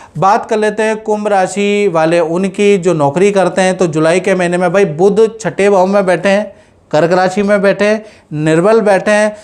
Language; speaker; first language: Hindi; non-native, local second language; Gujarati